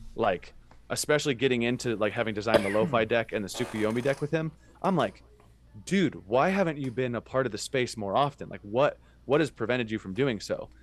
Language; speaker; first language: English; native; English